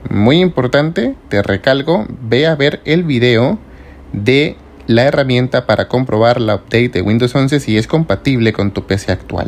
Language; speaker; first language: Spanish; native; Spanish